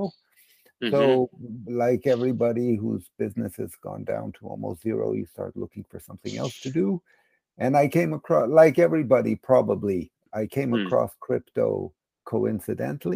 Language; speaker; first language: English; native; English